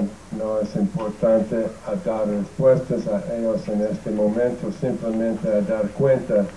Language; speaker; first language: Spanish; non-native, fluent; English